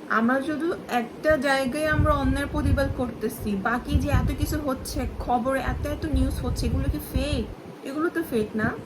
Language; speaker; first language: Bangla; non-native, local second language; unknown